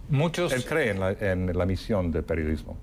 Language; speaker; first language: Spanish; non-native, fluent; English